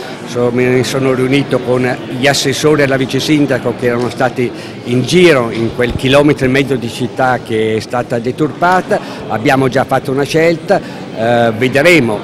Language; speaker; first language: Italian; native; Italian